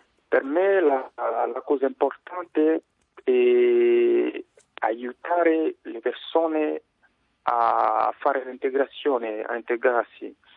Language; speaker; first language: Italian; non-native, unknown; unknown